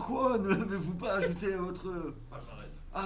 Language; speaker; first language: French; native; French